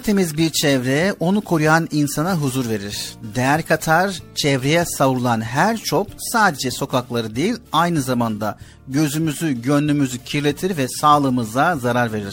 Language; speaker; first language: Turkish; native; Turkish